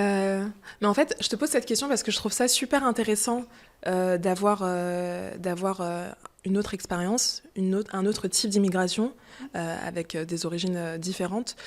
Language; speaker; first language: French; early bilingual, other home language; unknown